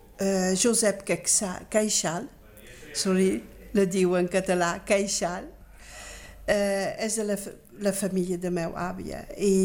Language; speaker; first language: Catalan; early bilingual, heritage; Catalan